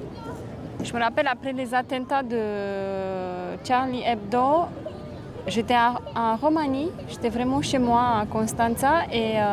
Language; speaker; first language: French; non-native, fluent; Romanian